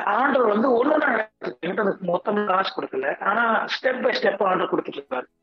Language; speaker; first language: Tamil; native; Tamil